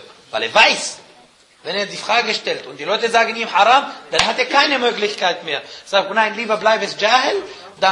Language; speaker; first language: German; non-native, fluent; Arabic